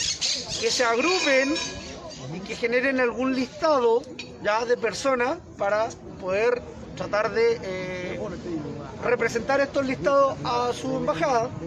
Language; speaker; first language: Spanish; native; Spanish